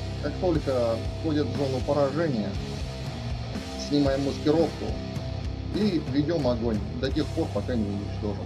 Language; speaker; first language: Russian; native; Russian